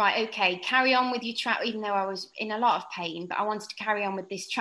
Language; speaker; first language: English; native; English